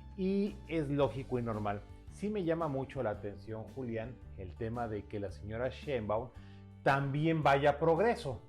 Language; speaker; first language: Spanish; native; Spanish